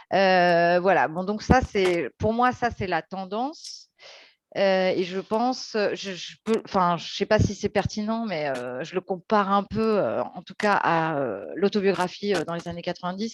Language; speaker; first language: French; native; French